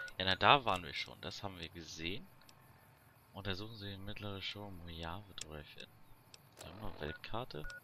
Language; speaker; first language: German; native; German